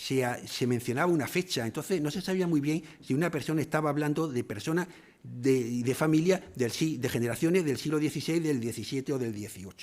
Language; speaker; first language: Spanish; native; Spanish